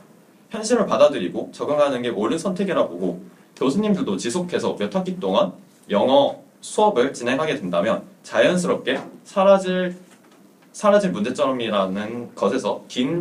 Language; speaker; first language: Korean; native; Korean